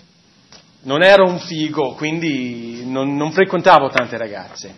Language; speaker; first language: Italian; non-native, fluent; English